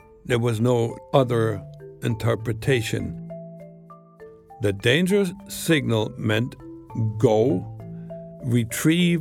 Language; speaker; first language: English; non-native, fluent; German